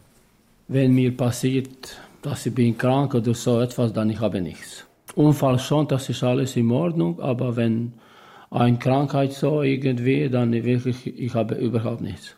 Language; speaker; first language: German; non-native, learner; Albanian